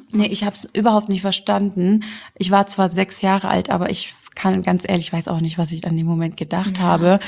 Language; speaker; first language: German; early bilingual, other home language; Arabic